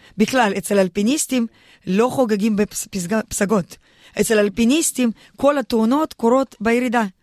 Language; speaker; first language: Hebrew; non-native, fluent; Russian